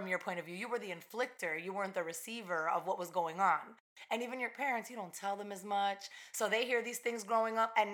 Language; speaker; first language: English; early bilingual, other home language; Spanish